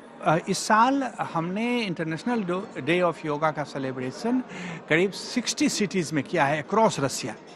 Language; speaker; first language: Hindi; native; Hindi